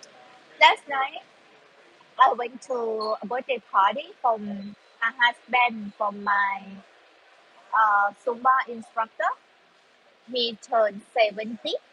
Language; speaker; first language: English; non-native, learner; Thai